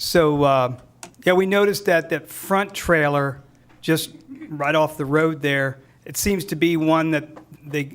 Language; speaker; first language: English; native; English